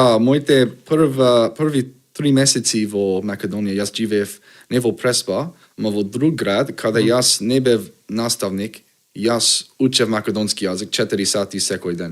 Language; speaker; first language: Macedonian; non-native, learner; English